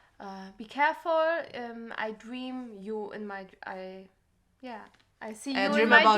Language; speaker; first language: English; non-native, learner; German